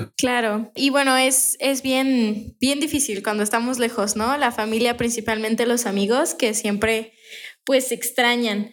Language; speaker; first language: Spanish; native; Spanish